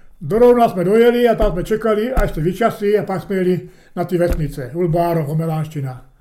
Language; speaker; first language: Czech; early bilingual, heritage; Czech